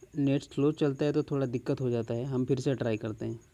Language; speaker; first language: Hindi; non-native, local second language; Bangla